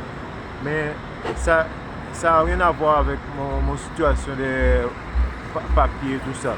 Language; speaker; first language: French; non-native, local second language; Haitian Creole